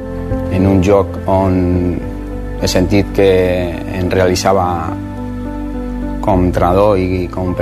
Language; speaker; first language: Catalan; non-native, fluent; Spanish